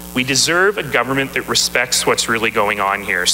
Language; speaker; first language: English; native; English